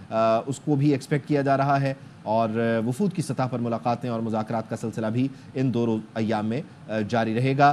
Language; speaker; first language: Urdu; native; Urdu